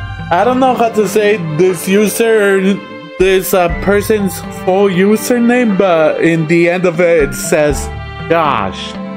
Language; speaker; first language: English; early bilingual, other home language; Spanish